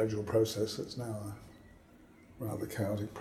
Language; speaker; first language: English; native; English